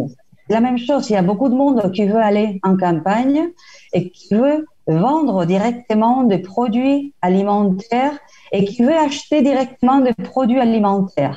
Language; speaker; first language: French; non-native, fluent; Spanish